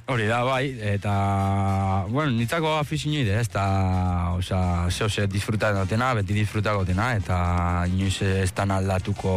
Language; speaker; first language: Basque; native; Basque